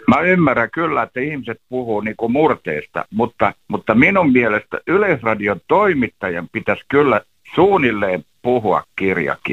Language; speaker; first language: Finnish; native; Finnish